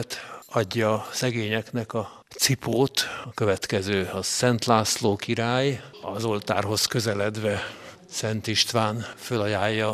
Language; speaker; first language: Hungarian; native; Hungarian